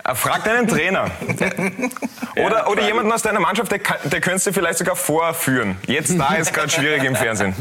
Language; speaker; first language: German; native; German